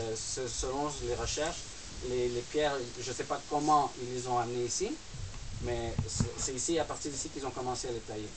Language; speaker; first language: French; non-native, fluent; Spanish